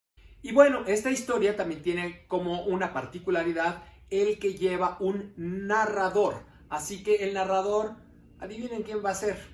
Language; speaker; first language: Spanish; native; Spanish